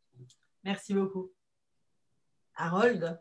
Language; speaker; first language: French; native; French